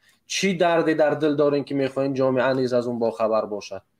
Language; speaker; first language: Persian; native; Persian